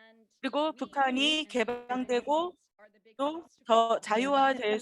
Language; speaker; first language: Korean; native; Korean